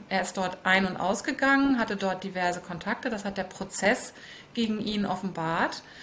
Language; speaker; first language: German; native; German